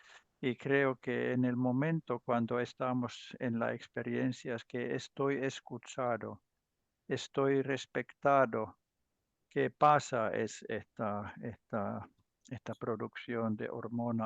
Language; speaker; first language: Spanish; non-native, learner; Finnish